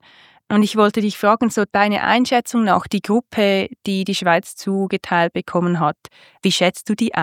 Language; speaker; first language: German; native; German